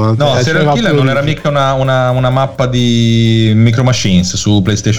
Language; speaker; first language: Italian; native; Italian